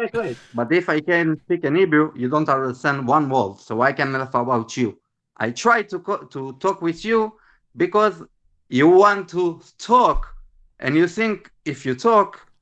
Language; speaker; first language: English; non-native, learner; Hebrew